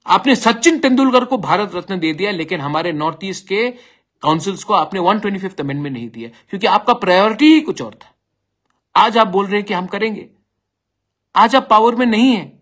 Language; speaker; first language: Hindi; non-native, local second language; Bangla